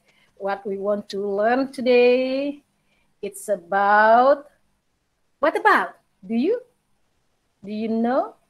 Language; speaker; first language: English; non-native, learner; Indonesian